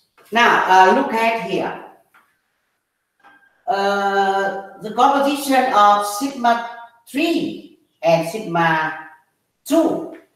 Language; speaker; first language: English; non-native, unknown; Vietnamese